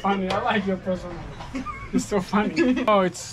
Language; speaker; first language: English; non-native, learner; Arabic